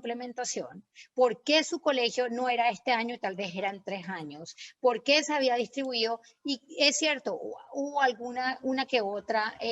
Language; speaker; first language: Spanish; native; Spanish